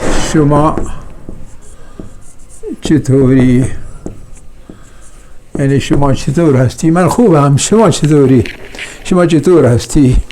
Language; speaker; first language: Persian; non-native, fluent; Urdu